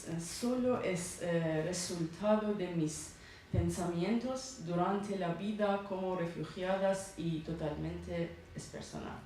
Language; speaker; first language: Spanish; non-native, learner; Persian